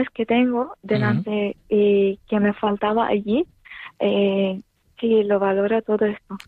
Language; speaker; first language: Spanish; non-native, learner; Arabic